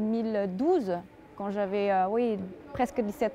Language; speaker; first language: French; non-native, fluent; Indonesian